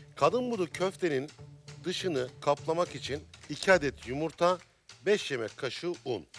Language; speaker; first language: Turkish; native; Turkish